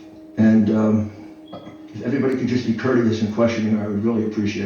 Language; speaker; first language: English; native; English